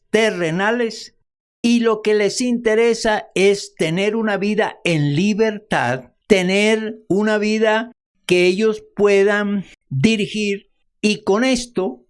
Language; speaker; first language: Spanish; native; Spanish